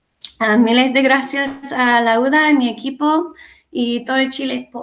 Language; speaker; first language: Spanish; non-native, learner; English